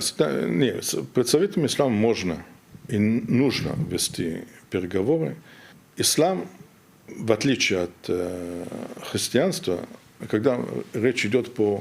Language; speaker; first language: Russian; non-native, fluent; German